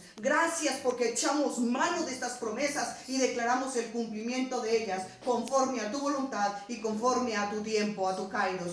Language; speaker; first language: Spanish; native; Spanish